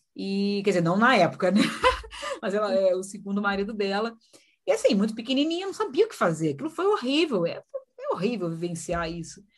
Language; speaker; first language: Portuguese; native; Portuguese